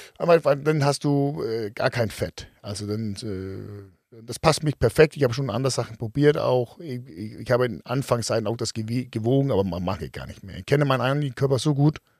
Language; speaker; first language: German; non-native, fluent; Danish